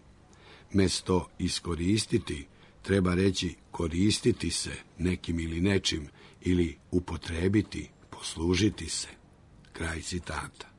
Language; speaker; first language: Serbian; native; Serbian